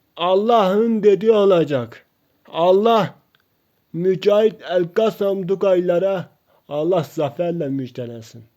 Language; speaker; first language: Turkish; non-native, local second language; Kurdish